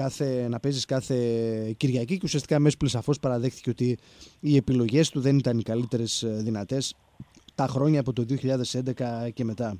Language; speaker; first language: Greek; native; Greek